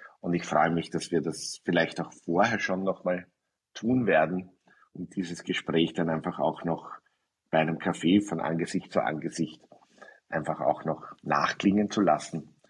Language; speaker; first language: German; native; German